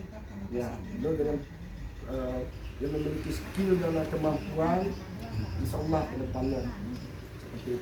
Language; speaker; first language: Indonesian; non-native, local second language; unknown